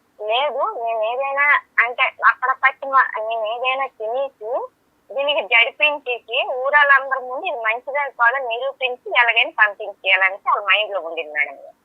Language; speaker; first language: Telugu; native; Telugu